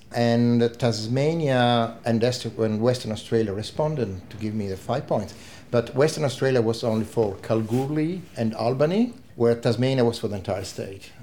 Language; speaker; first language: English; non-native, fluent; Italian